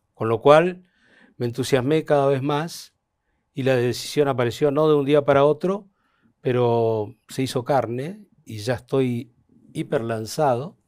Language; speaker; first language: Spanish; native; Spanish